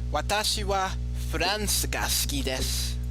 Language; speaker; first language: Japanese; non-native, learner; English